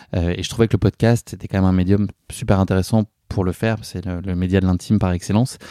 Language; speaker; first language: French; native; French